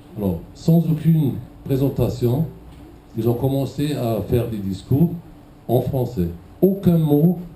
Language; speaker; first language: French; non-native, fluent; German